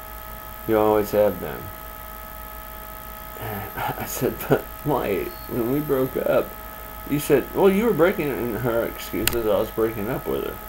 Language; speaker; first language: English; native; English